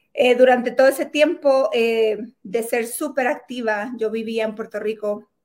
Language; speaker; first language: Spanish; native; Spanish